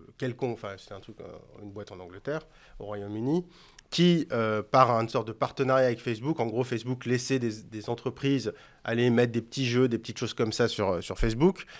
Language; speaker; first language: French; native; French